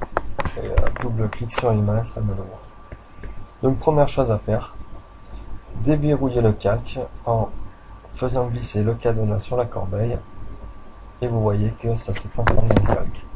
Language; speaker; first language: French; native; French